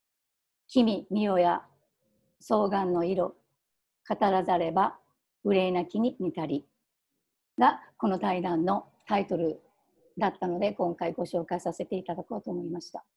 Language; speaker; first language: Japanese; native; Japanese